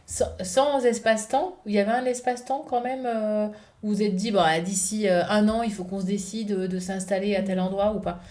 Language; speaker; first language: French; native; French